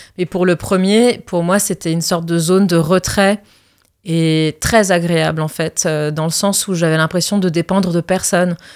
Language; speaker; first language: French; early bilingual, other home language; Arabic